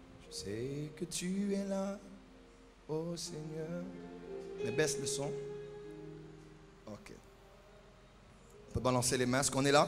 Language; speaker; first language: French; non-native, local second language; Lingala